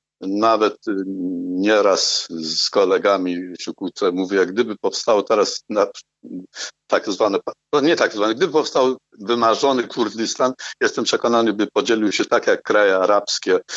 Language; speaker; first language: Polish; non-native, fluent; Arabic